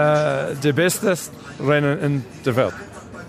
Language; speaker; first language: German; non-native, learner; English